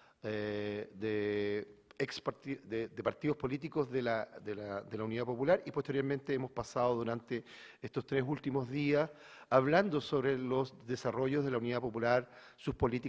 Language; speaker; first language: Spanish; native; Spanish